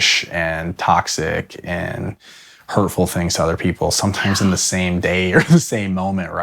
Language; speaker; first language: English; native; English